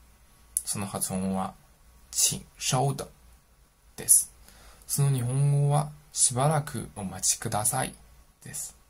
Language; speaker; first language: Japanese; non-native, fluent; Chinese